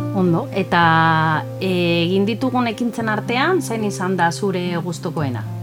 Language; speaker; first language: Basque; non-native, local second language; Spanish